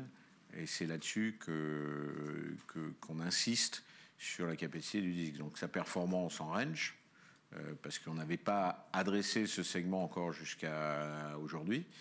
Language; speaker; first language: French; native; French